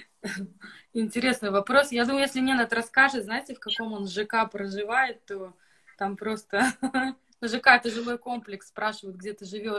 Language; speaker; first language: Russian; native; Russian